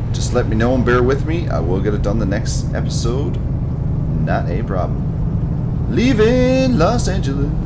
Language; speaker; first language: English; native; English